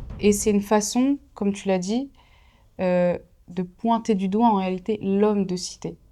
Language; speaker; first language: French; native; French